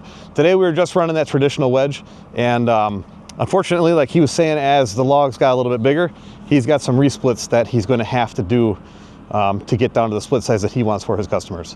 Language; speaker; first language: English; native; English